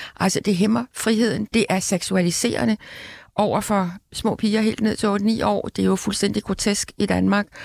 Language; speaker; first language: Danish; native; Danish